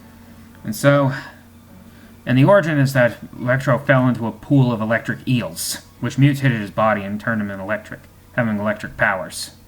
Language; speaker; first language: English; native; English